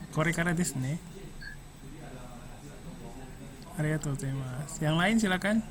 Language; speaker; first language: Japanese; non-native, fluent; Indonesian